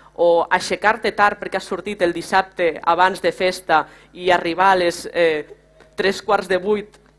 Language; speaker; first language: Catalan; native; Catalan